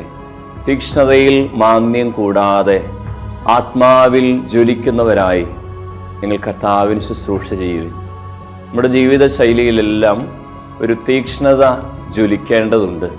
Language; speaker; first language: Malayalam; native; Malayalam